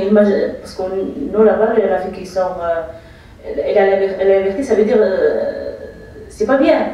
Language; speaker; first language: French; non-native, fluent; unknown